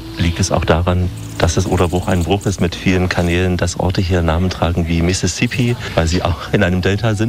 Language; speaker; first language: German; native; German